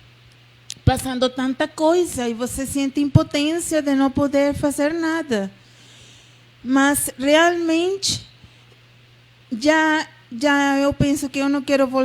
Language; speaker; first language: Portuguese; non-native, fluent; Spanish